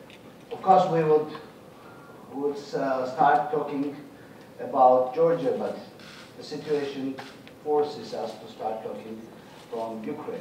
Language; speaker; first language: English; non-native, fluent; Georgian